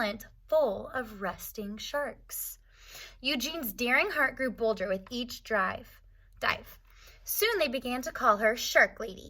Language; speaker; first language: English; native; English